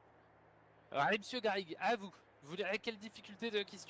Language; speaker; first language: French; native; French